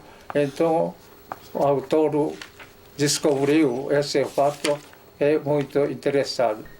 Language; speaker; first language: Portuguese; non-native, fluent; Japanese